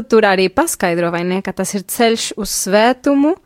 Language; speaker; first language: Latvian; non-native, fluent; Spanish